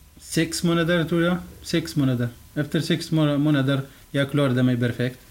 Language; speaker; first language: Swedish; non-native, fluent; Arabic